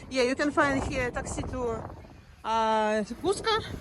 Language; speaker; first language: English; non-native, learner; Russian